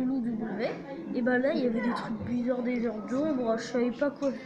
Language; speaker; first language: French; native; French